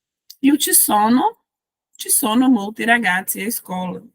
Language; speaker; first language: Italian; non-native, fluent; Portuguese